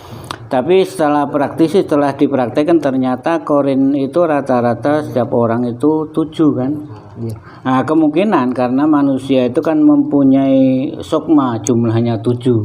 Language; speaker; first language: Indonesian; native; Indonesian